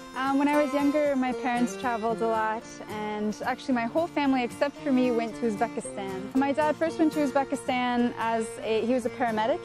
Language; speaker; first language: English; native; English